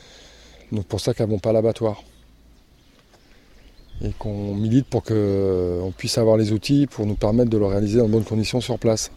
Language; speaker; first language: French; native; French